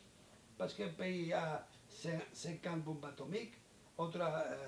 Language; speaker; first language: French; non-native, learner; Spanish